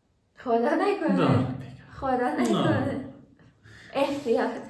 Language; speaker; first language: Persian; native; Persian